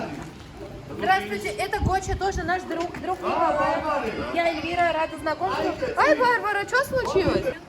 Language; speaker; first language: Russian; native; Russian